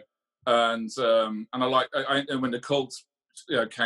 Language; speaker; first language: English; native; English